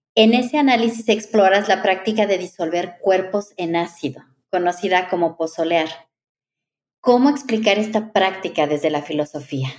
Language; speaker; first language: Spanish; native; Spanish